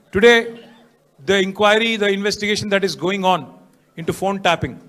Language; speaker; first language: English; non-native, local second language; Telugu